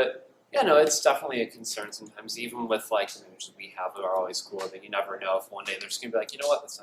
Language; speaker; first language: English; native; English